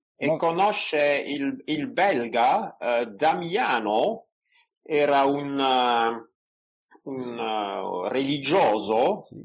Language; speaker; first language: Italian; non-native, fluent; Dutch